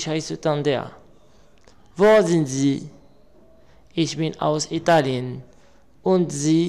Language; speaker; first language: German; non-native, learner; Arabic